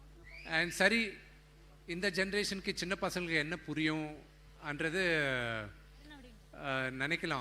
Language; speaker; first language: Tamil; non-native, local second language; Telugu